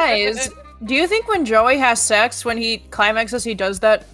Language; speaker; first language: English; native; English